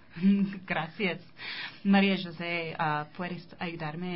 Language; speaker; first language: Spanish; non-native, learner; English